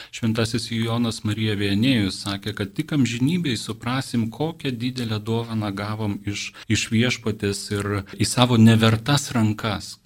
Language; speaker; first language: Lithuanian; non-native, local second language; Polish